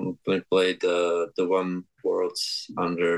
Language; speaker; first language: English; non-native, fluent; Czech